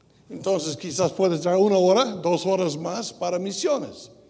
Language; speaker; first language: Spanish; non-native, fluent; English